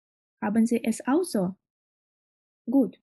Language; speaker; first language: German; non-native, fluent; Russian